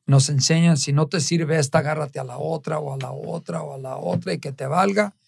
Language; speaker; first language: Spanish; early bilingual, heritage; Spanish